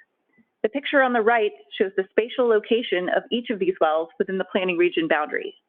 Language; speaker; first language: English; native; English